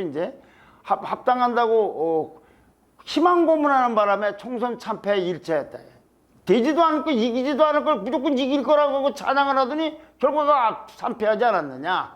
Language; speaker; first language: Korean; native; Korean